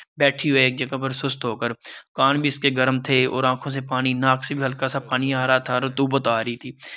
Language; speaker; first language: Urdu; non-native, local second language; Punjabi